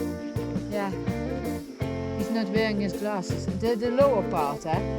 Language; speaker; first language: English; non-native, learner; Dutch